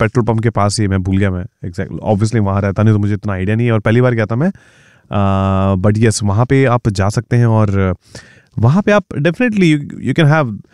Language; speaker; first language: Hindi; native; Hindi